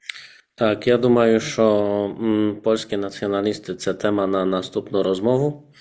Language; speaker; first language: Ukrainian; non-native, fluent; Polish